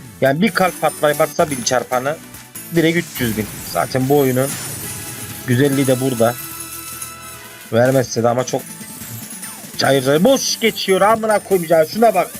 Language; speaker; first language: Turkish; native; Turkish